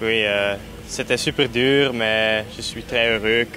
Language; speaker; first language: French; non-native, learner; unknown